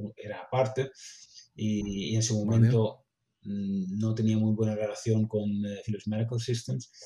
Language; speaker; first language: Spanish; non-native, fluent; Dutch